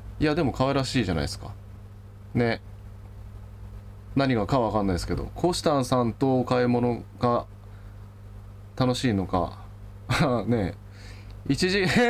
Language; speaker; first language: Japanese; native; Japanese